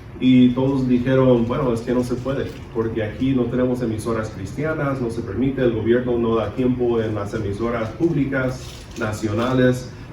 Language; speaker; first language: Spanish; early bilingual, other home language; English